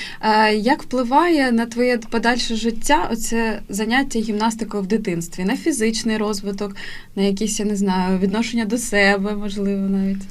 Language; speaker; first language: Ukrainian; native; Ukrainian